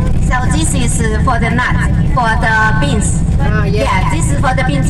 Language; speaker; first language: English; non-native, learner; Chinese